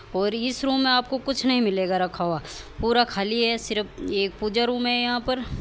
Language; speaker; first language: Hindi; native; Hindi